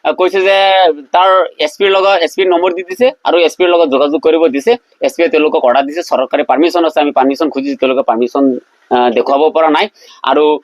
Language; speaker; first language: Assamese; non-native, local second language; Bangla